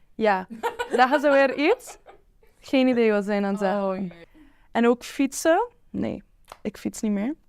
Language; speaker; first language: Dutch; non-native, local second language; Papiamento